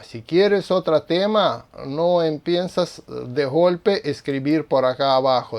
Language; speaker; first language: Spanish; non-native, fluent; Russian